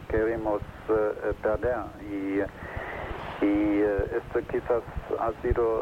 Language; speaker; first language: Spanish; non-native, fluent; German